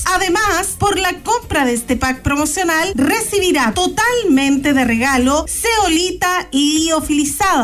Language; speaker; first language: Spanish; native; Spanish